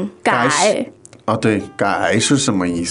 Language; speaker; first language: Chinese; non-native, fluent; English